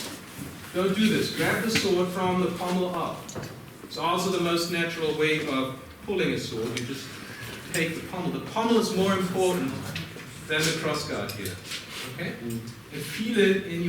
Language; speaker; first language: English; non-native, fluent; German